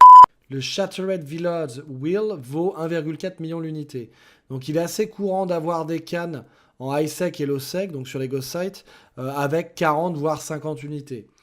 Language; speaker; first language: French; native; French